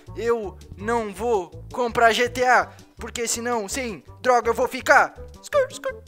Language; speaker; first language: Portuguese; native; Portuguese